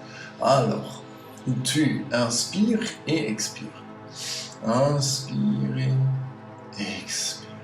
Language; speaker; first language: French; non-native, learner; German